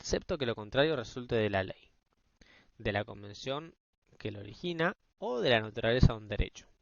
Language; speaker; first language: Spanish; native; Spanish